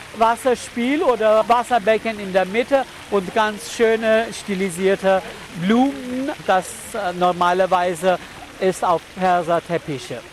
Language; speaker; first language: German; non-native, learner; Persian